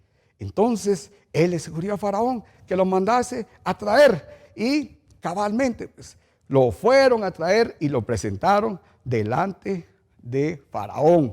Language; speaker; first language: Spanish; native; Spanish